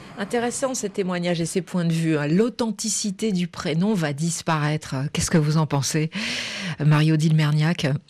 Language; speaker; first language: French; native; French